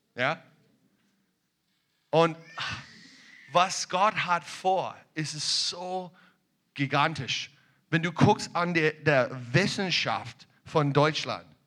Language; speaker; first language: German; non-native, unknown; English